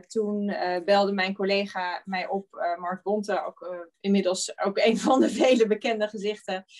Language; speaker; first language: Dutch; native; Dutch